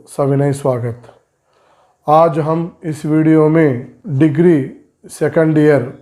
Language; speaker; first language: Hindi; non-native, local second language; Telugu